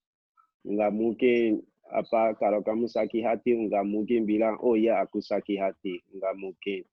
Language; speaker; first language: Indonesian; non-native, local second language; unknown